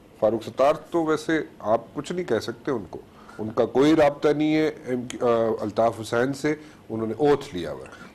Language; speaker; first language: Urdu; native; Urdu